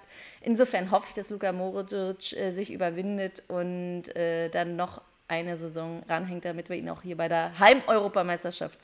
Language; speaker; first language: German; native; German